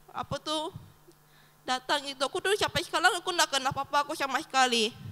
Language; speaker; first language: Indonesian; early bilingual, other home language; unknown